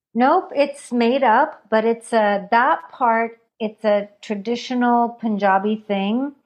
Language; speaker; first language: English; non-native, fluent; Hindi